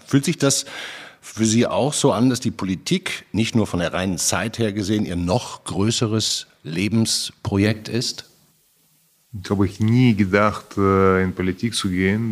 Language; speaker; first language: German; non-native, fluent; Russian